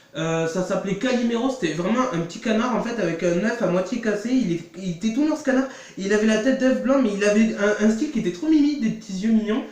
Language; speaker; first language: French; native; French